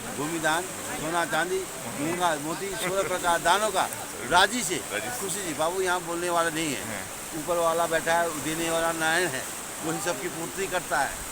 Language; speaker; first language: Hindi; native; Hindi